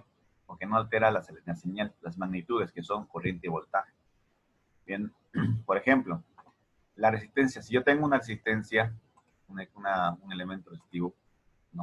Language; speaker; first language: Spanish; native; Spanish